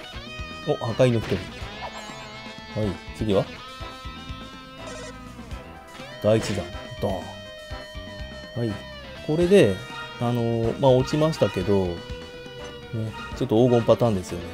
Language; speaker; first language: Japanese; native; Japanese